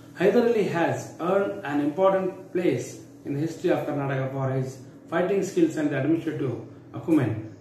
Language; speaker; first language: English; non-native, local second language; Kannada